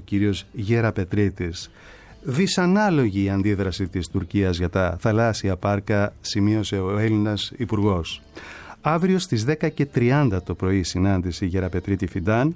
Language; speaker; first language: Greek; native; Greek